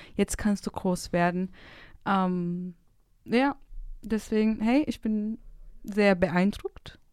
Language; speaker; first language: German; non-native, fluent; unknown